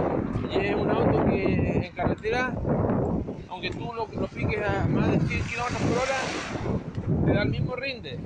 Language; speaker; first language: Spanish; native; Spanish